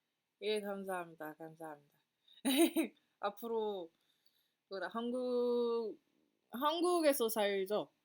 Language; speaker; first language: Korean; non-native, learner; English